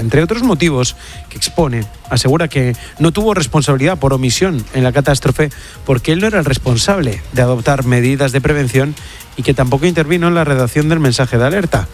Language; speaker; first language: Spanish; native; Spanish